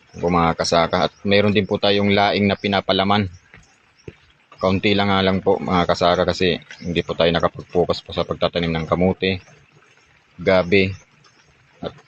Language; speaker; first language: Filipino; non-native, local second language; Bikol